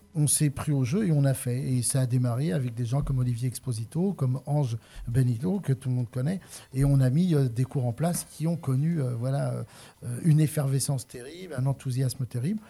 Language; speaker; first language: French; native; French